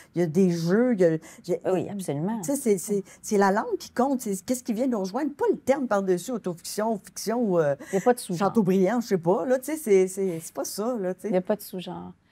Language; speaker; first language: French; native; French